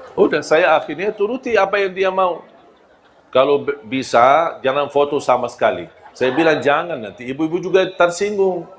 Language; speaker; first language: Malay; non-native, fluent; Arabic